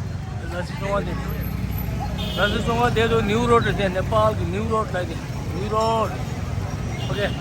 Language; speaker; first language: English; non-native, learner; Tibetan